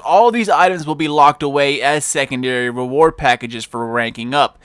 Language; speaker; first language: English; native; English